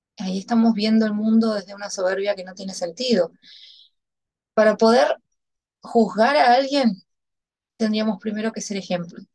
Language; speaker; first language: Spanish; native; Spanish